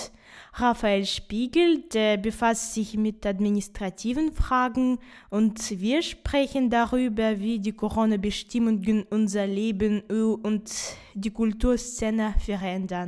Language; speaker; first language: German; non-native, fluent; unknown